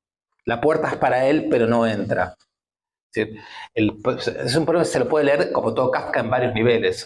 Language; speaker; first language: Spanish; native; Spanish